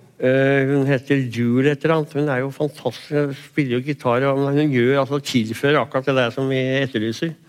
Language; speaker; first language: Norwegian; native; Norwegian